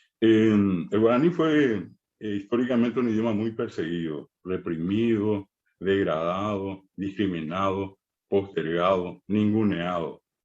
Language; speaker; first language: Spanish; non-native, local second language; Guarani